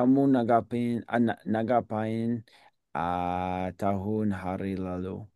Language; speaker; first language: Indonesian; non-native, learner; English